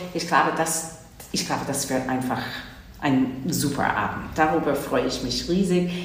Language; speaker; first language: German; non-native, fluent; English